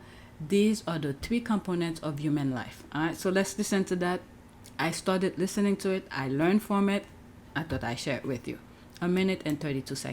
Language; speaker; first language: English; native; English